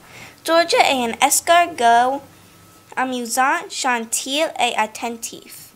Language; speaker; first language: French; non-native, learner; English